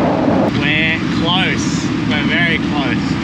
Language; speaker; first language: English; native; English